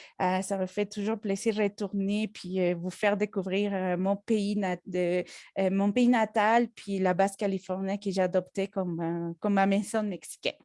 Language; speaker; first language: French; non-native, fluent; Spanish